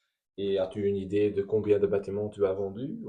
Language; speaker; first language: French; non-native, learner; Dutch